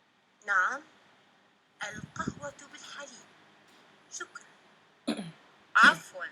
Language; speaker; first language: Arabic; non-native, learner; Indonesian